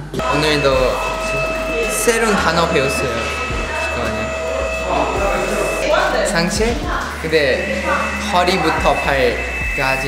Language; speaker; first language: Korean; early bilingual, heritage; English